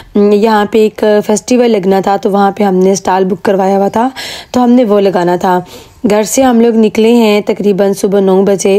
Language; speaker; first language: Urdu; native; Urdu